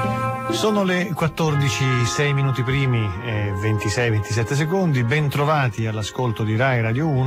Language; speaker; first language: Italian; native; Italian